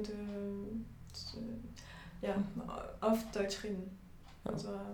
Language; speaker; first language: German; non-native, fluent; French